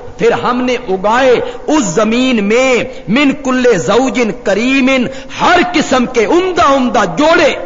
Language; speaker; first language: Urdu; non-native, local second language; Punjabi